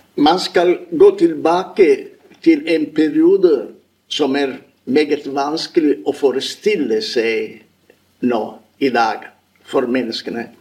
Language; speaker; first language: Norwegian; non-native, fluent; Italian